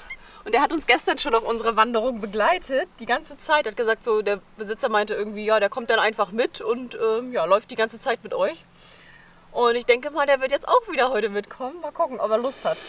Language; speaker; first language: German; native; German